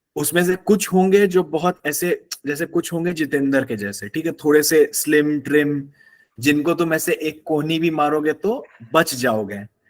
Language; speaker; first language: Hindi; native; Hindi